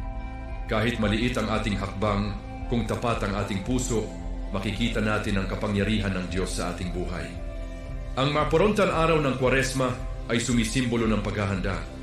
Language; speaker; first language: Filipino; native; Filipino